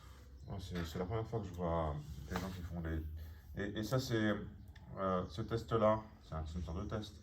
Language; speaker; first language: French; native; French